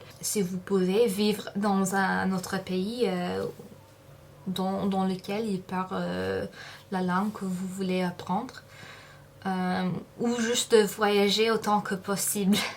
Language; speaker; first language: French; non-native, fluent; English